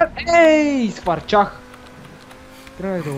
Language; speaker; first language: Bulgarian; native; Bulgarian